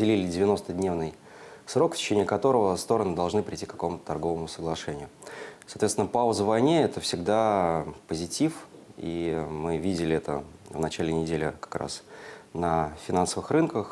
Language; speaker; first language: Russian; native; Russian